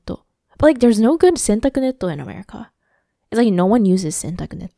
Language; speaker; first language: English; early bilingual, other home language; Japanese